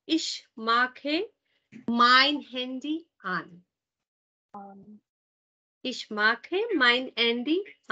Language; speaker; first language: German; non-native, fluent; Hindi